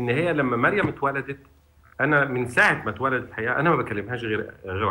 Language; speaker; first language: Arabic; native; Arabic